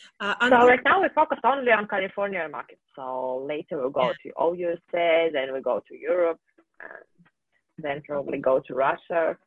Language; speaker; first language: English; non-native, fluent; Russian